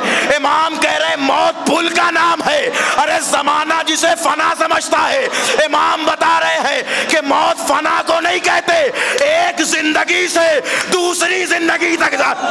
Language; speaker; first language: Urdu; native; Urdu